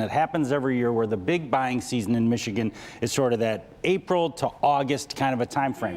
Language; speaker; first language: English; native; English